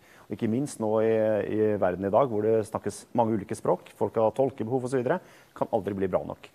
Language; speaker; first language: Norwegian; native; Norwegian